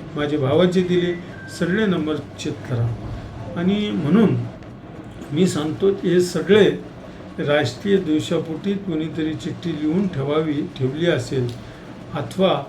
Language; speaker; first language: Marathi; native; Marathi